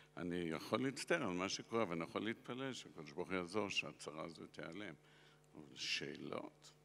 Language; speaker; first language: Hebrew; non-native, local second language; Yiddish